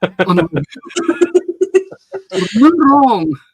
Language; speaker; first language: English; native; English